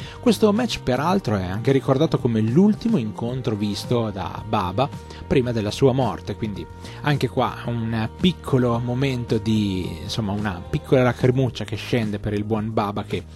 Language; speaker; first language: Italian; native; Italian